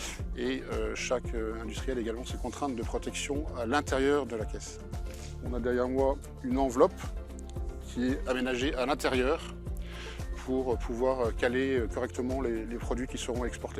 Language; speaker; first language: French; native; French